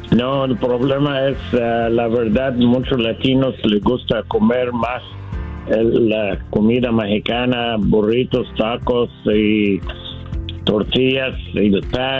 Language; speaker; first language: Spanish; non-native, learner; English